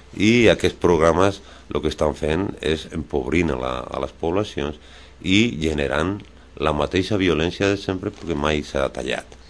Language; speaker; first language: Catalan; non-native, local second language; Spanish